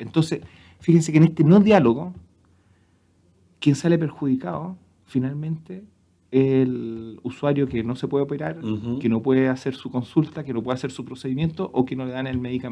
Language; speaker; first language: Spanish; native; Spanish